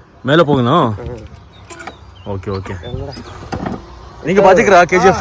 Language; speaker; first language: Tamil; non-native, learner; Kannada